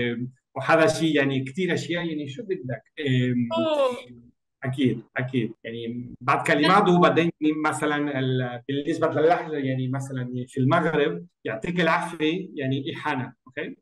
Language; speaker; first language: Arabic; non-native, learner; Spanish